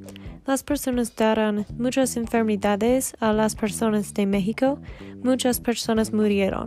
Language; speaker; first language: Spanish; non-native, learner; English